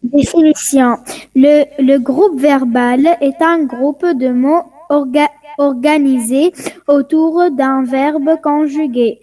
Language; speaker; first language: French; non-native, learner; Arabic